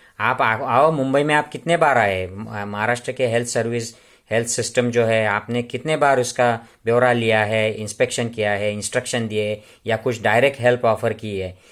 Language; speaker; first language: Hindi; non-native, local second language; Marathi